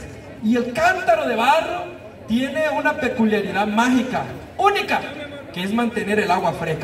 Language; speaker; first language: Spanish; native; Spanish